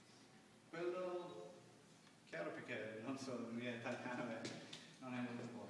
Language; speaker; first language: Italian; non-native, learner; English